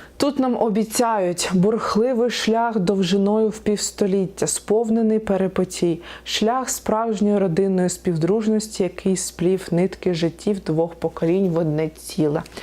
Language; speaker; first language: Ukrainian; non-native, local second language; Russian